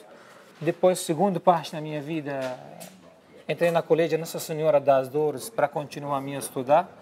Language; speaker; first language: Portuguese; non-native, learner; Arabic